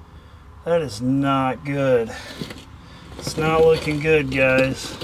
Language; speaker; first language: English; native; English